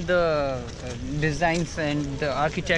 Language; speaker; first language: English; non-native, learner; Hindi